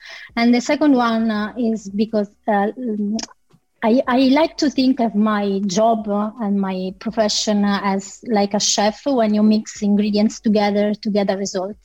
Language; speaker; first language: English; non-native, fluent; Italian